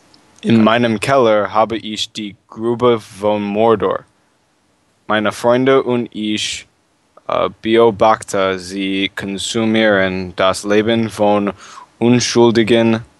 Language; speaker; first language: German; non-native, learner; English